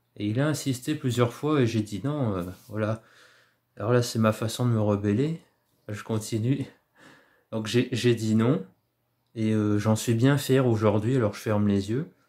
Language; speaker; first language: French; native; French